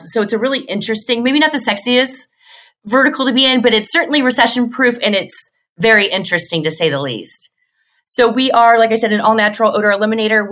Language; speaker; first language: English; native; English